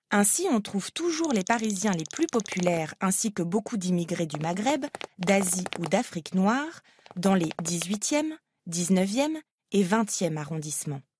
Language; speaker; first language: French; native; French